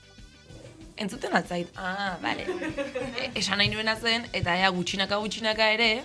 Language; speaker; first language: Basque; native; Basque